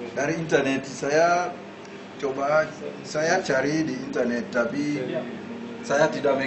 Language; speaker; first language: Indonesian; non-native, learner; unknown